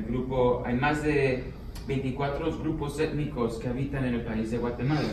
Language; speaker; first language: Spanish; early bilingual, heritage; Spanish